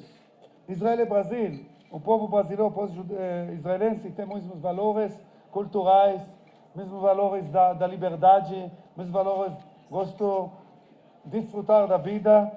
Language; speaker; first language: Portuguese; non-native, fluent; Hebrew